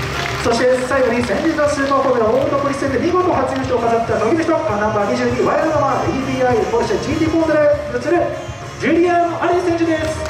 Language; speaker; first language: Japanese; native; Japanese